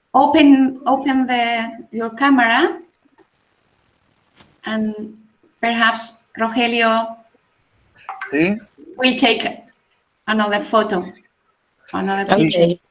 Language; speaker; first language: English; non-native, fluent; Spanish